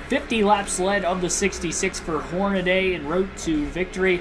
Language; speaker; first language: English; native; English